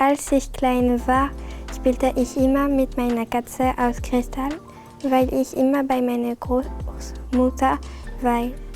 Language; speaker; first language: German; non-native, learner; French